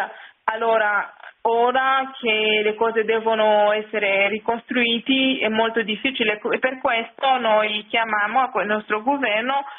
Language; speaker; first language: Italian; non-native, fluent; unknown